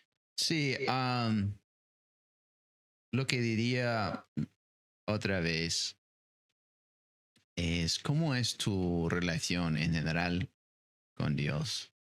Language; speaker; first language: Spanish; non-native, fluent; English